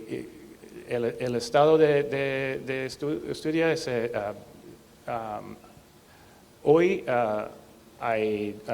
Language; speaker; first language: Spanish; non-native, learner; English